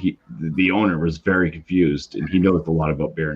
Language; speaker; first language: English; native; English